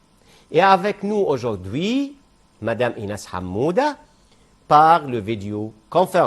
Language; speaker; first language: French; non-native, fluent; Arabic